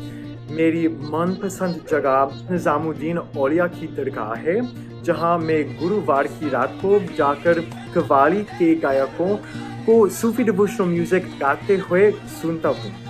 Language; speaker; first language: Hindi; non-native, fluent; English